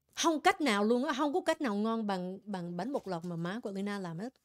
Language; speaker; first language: Vietnamese; native; Vietnamese